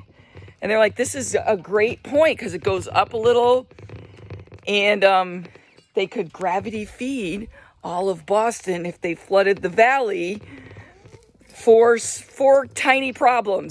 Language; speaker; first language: English; native; English